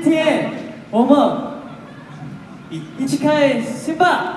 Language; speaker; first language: Chinese; non-native, learner; Korean